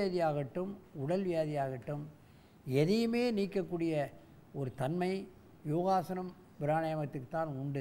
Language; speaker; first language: Tamil; native; Tamil